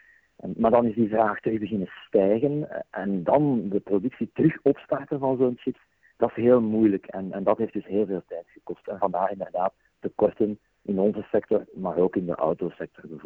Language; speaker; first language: Dutch; native; Dutch